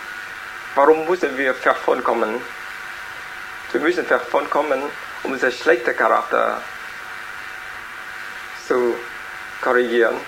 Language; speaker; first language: German; non-native, learner; Vietnamese